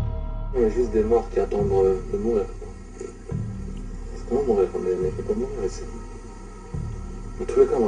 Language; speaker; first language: French; native; French